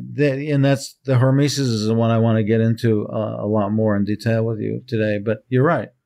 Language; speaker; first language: English; early bilingual, heritage; Hebrew